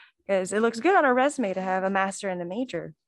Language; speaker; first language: English; native; English